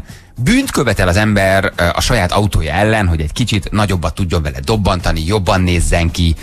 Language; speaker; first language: Hungarian; native; Hungarian